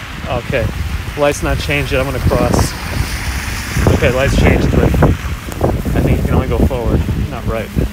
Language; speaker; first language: English; early bilingual, other home language; Russian